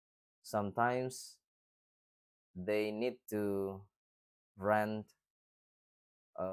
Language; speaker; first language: English; non-native, fluent; Indonesian